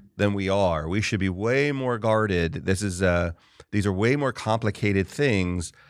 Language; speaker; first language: English; native; English